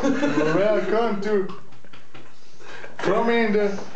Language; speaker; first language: English; non-native, learner; Slovak